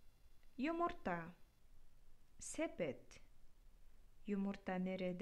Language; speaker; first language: Turkish; non-native, fluent; Kyrgyz